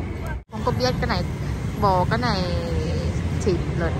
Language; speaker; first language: Vietnamese; non-native, learner; Thai